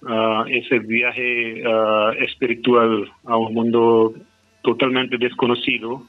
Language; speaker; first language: Spanish; non-native, fluent; Hindi